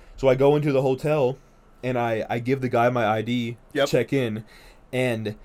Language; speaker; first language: English; native; English